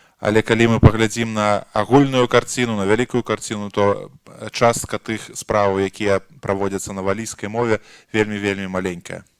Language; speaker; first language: Belarusian; non-native, local second language; Russian